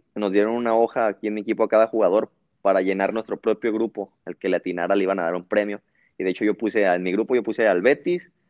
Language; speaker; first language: Spanish; native; Spanish